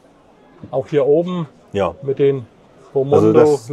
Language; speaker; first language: German; native; German